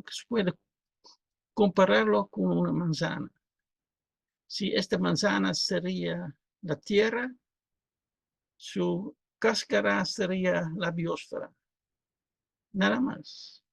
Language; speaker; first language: Spanish; non-native, fluent; Dutch